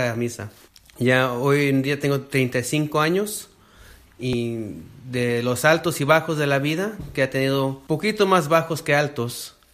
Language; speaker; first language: Spanish; early bilingual, heritage; Spanish